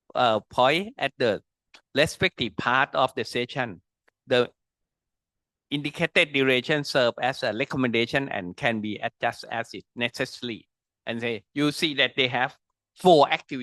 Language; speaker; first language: English; non-native, learner; Thai